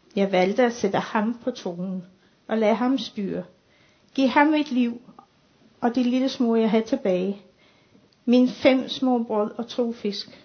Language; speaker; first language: Danish; non-native, fluent; English